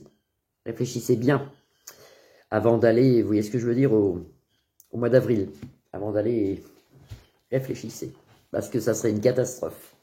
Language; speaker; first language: French; native; French